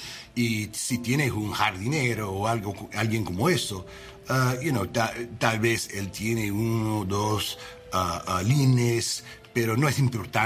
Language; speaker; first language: Spanish; non-native, learner; English